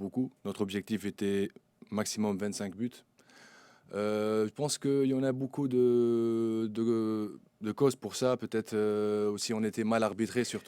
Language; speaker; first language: French; non-native, local second language; Arabic